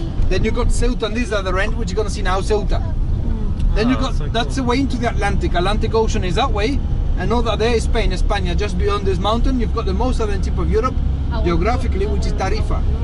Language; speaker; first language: English; non-native, local second language; Spanish